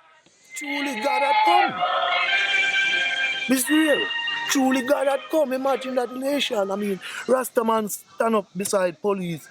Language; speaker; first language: English; native; English